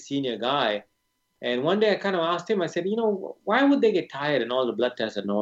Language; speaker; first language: English; non-native, local second language; Tamil